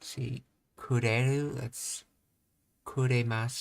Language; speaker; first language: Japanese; non-native, learner; English